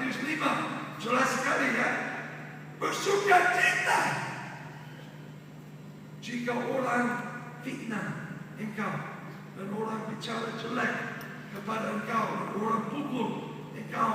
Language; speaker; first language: Indonesian; non-native, learner; English